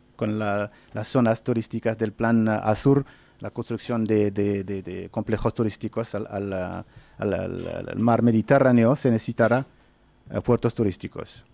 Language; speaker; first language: Spanish; non-native, fluent; Arabic